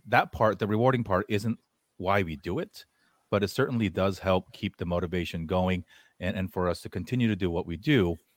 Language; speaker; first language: English; early bilingual, other home language; Korean